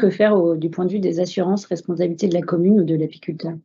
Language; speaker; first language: French; native; French